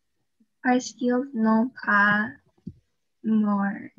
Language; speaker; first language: French; non-native, learner; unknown